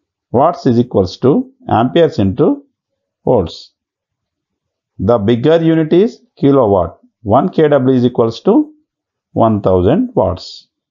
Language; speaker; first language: English; non-native, local second language; Telugu